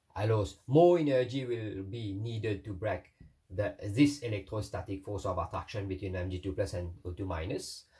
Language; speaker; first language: English; non-native, local second language; Morisyen